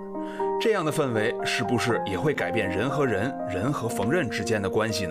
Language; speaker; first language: Chinese; native; Chinese